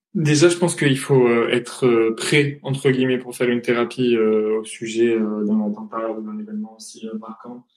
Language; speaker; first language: French; native; French